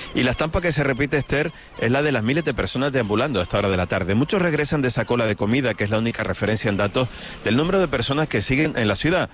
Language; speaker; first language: Spanish; native; Spanish